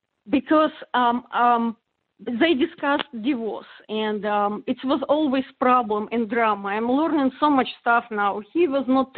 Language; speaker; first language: English; non-native, fluent; Russian